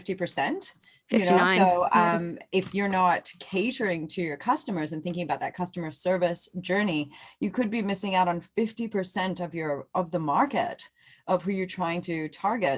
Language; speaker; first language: English; native; English